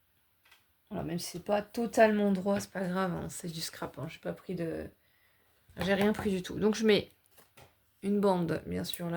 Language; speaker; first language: French; native; French